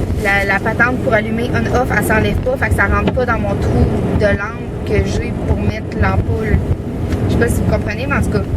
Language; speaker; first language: French; native; French